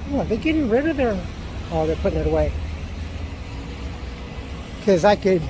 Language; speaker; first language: English; native; English